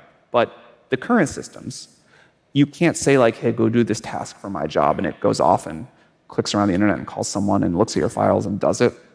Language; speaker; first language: English; native; English